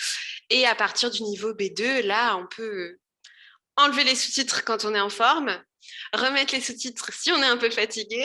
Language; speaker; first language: French; native; French